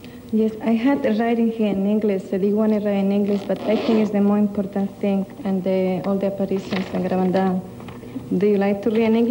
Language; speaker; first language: English; non-native, learner; Spanish